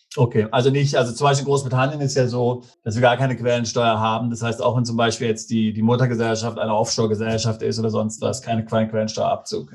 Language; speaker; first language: German; native; German